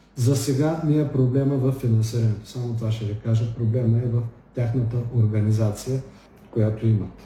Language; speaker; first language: Bulgarian; native; Bulgarian